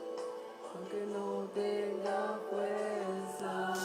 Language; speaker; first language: Spanish; native; Spanish